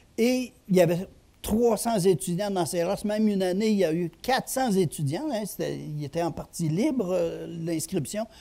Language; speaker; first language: French; native; French